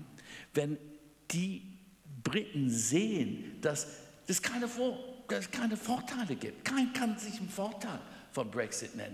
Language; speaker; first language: German; non-native, fluent; English